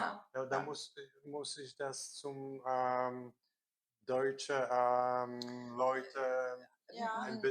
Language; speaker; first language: German; non-native, learner; Korean